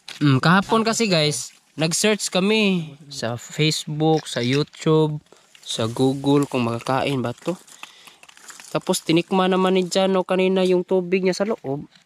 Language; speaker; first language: Filipino; non-native, local second language; Cebuano